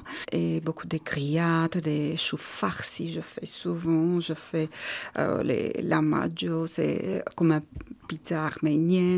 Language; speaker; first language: French; non-native, learner; Armenian